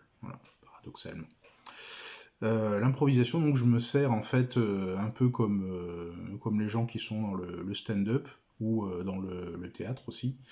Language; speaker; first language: French; native; French